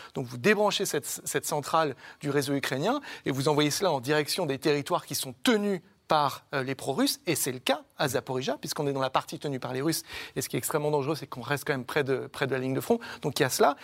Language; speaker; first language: French; native; French